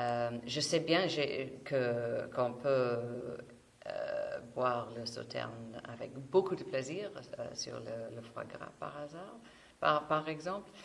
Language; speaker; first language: French; non-native, fluent; English